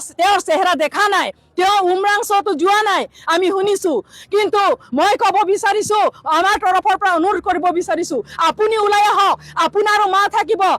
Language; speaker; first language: Assamese; non-native, local second language; Karbi